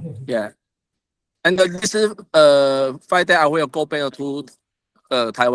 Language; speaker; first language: English; non-native, learner; Chinese